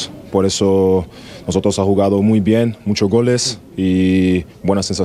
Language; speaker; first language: Spanish; non-native, learner; German